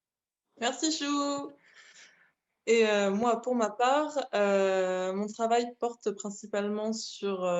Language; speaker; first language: French; native; French